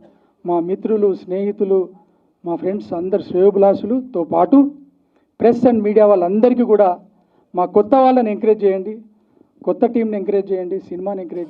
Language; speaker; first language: Telugu; native; Telugu